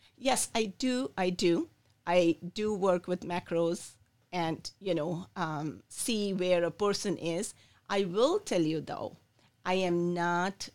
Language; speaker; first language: English; non-native, local second language; Bangla